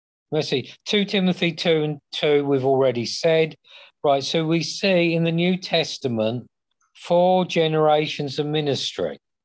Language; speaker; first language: English; native; English